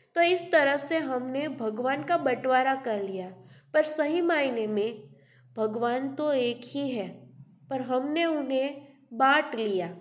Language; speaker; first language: Hindi; non-native, local second language; Gujarati